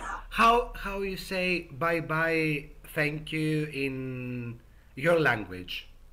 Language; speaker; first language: English; non-native, learner; Greek